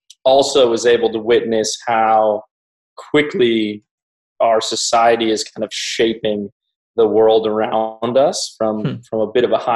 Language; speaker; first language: English; native; English